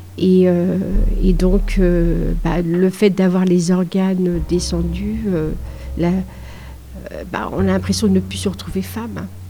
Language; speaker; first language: French; native; French